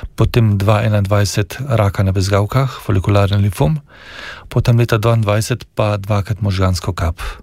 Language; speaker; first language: Slovenian; native; Slovenian